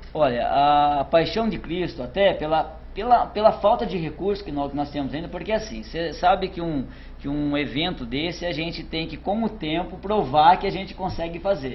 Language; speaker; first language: Portuguese; native; Portuguese